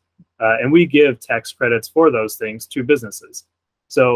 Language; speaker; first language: English; native; English